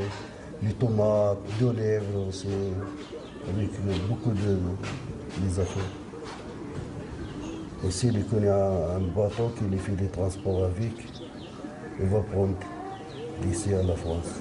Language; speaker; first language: French; non-native, learner; Arabic